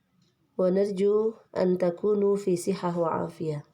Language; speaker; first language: Arabic; non-native, fluent; Indonesian